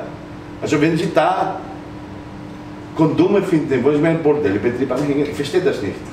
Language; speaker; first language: German; non-native, fluent; Greek